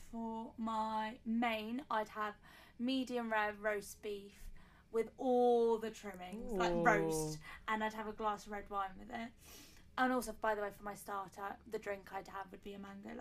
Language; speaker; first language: English; native; English